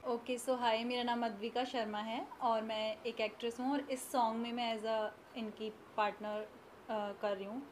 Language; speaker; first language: Hindi; native; Hindi